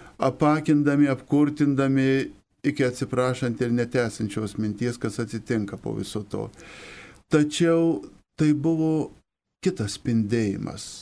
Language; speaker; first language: Lithuanian; native; Lithuanian